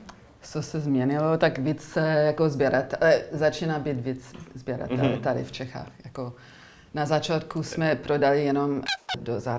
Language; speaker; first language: Czech; non-native, learner; English